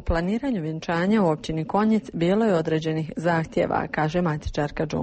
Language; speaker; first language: Croatian; native; Croatian